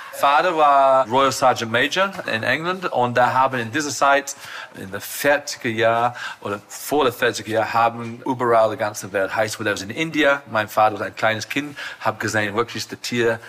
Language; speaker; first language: German; non-native, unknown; English